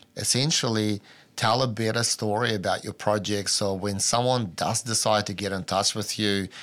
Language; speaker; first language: English; early bilingual, other home language; Albanian